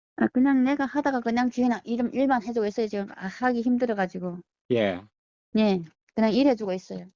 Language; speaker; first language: Korean; early bilingual, heritage; Korean